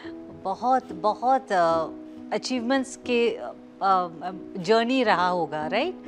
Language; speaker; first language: Hindi; non-native, local second language; Malayalam